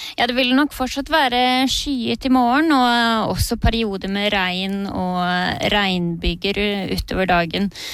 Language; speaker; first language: Norwegian; native; Norwegian